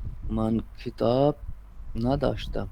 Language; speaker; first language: Persian; non-native, learner; Urdu